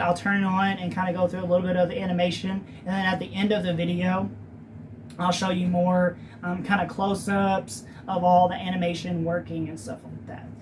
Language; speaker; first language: English; native; English